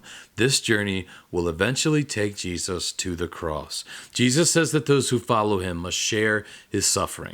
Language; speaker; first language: English; native; English